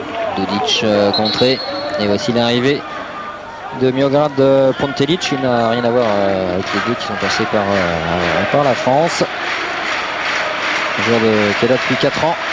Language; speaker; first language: French; native; French